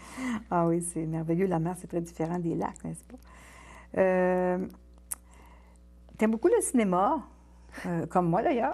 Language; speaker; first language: French; native; French